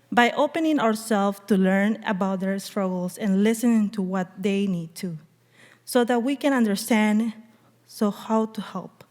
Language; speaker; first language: English; early bilingual, other home language; Spanish